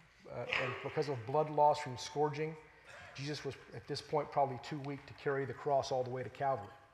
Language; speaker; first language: English; native; English